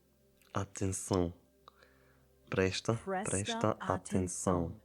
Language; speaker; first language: Portuguese; non-native, learner; German